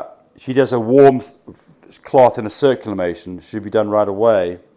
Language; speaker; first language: English; native; English